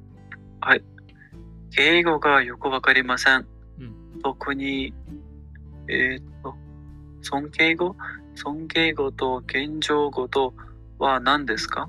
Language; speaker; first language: Japanese; non-native, fluent; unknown